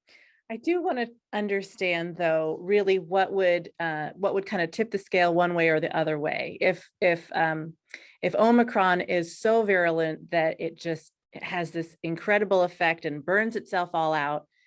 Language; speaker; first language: English; native; English